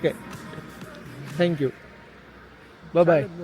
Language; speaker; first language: English; non-native, learner; Gujarati